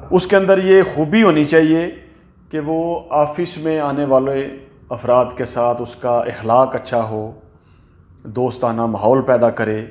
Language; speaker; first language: Urdu; non-native, local second language; Punjabi